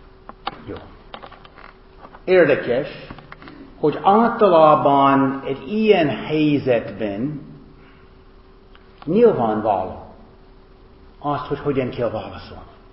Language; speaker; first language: Hungarian; non-native, fluent; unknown